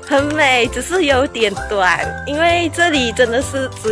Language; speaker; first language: Chinese; native; Chinese